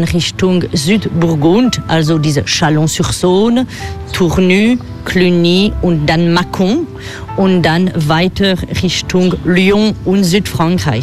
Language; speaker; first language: German; non-native, fluent; French